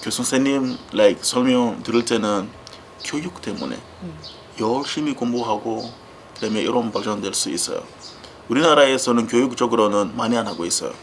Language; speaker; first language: Korean; non-native, learner; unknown